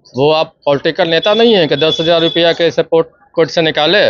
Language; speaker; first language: Hindi; native; Hindi